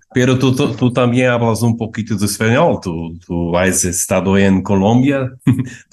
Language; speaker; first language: Portuguese; native; Portuguese